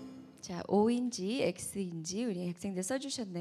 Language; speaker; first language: Korean; native; Korean